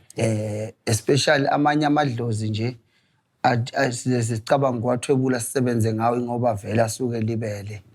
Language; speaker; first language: Zulu; native; Zulu